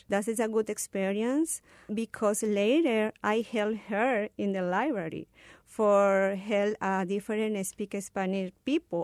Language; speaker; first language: English; non-native, learner; Spanish